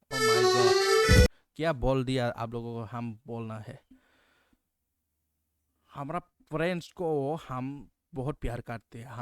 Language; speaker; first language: Hindi; non-native, local second language; Kok Borok